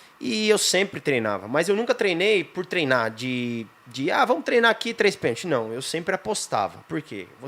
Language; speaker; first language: Portuguese; native; Portuguese